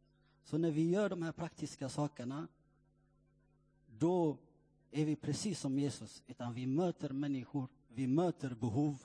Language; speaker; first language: Swedish; non-native, fluent; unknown